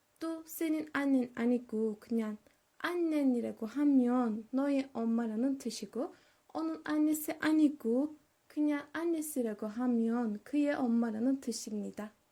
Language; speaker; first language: Korean; non-native, learner; Turkish